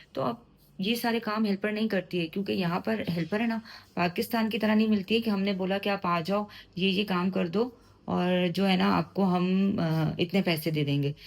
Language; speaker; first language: Urdu; native; Urdu